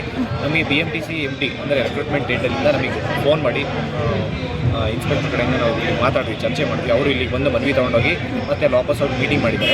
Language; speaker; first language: Kannada; native; Kannada